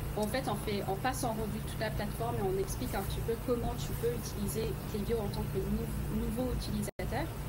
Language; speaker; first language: French; non-native, fluent; Vietnamese